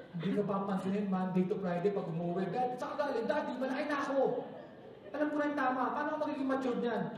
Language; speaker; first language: Filipino; native; Filipino